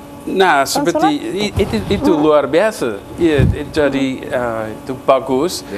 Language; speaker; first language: Indonesian; non-native, fluent; English